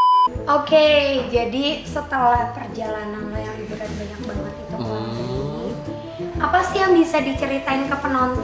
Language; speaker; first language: Indonesian; native; Indonesian